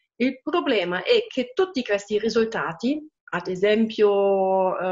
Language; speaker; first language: Italian; non-native, fluent; German